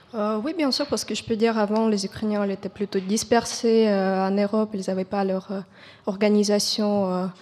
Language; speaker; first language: French; non-native, fluent; Ukrainian